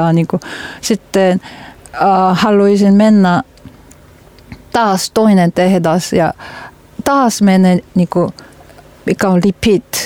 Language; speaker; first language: Finnish; non-native, learner; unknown